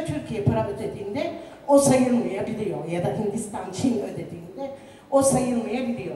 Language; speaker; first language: Turkish; native; Turkish